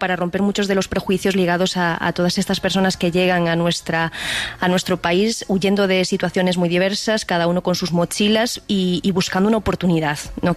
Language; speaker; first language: Spanish; native; Spanish